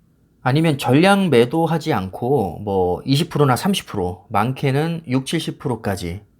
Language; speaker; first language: Korean; native; Korean